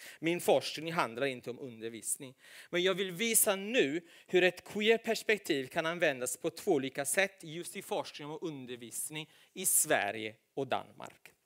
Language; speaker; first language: Swedish; non-native, fluent; Italian